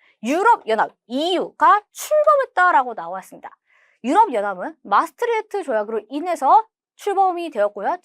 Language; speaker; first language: Korean; native; Korean